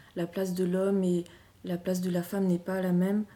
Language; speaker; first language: French; non-native, local second language; Malagasy